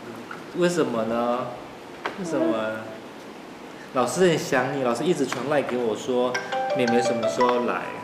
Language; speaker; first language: Chinese; native; Chinese